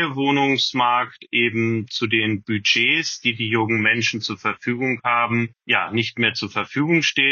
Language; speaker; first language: German; native; German